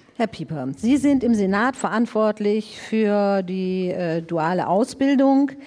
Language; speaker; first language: German; native; German